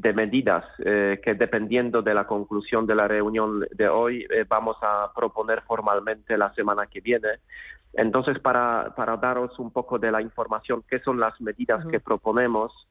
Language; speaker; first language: Spanish; non-native, fluent; Polish